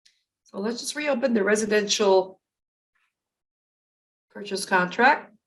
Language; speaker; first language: English; native; English